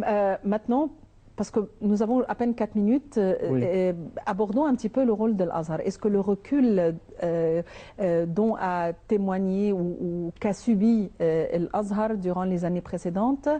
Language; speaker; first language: French; non-native, fluent; Arabic